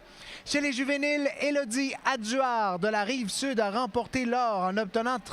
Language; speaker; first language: French; native; French